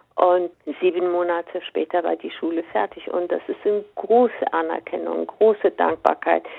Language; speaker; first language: German; non-native, fluent; Persian